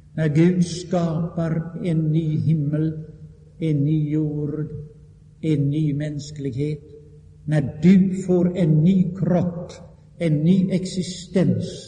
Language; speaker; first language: Swedish; native; Swedish